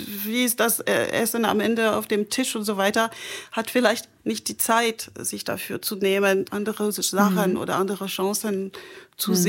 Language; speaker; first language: German; non-native, fluent; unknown